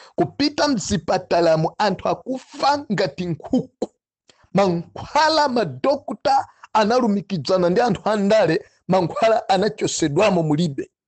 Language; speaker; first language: Nyanja; non-native, local second language; Tumbuka